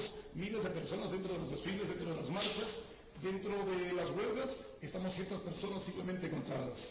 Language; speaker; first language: Spanish; native; Spanish